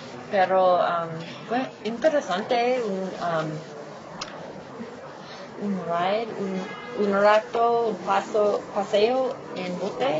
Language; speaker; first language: Spanish; non-native, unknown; English